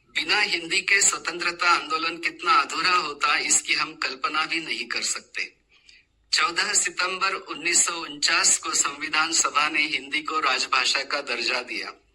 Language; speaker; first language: Hindi; non-native, local second language; Marathi